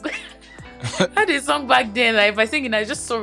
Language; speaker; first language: English; non-native, local second language; Yoruba